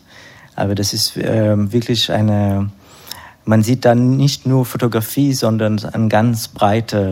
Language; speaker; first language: German; non-native, fluent; Hebrew